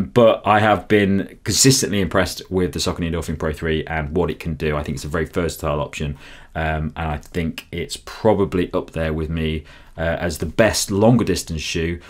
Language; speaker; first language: English; native; English